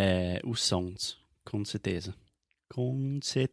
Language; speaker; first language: Portuguese; non-native, fluent; English